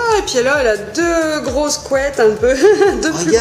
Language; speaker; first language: French; native; French